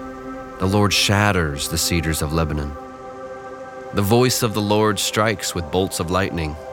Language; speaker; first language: English; native; English